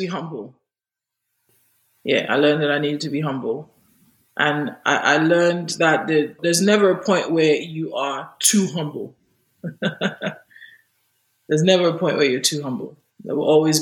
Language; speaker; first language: English; non-native, local second language; Yoruba